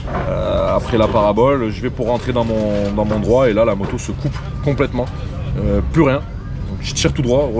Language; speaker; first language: French; native; French